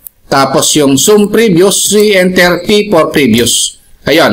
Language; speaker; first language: Filipino; native; Filipino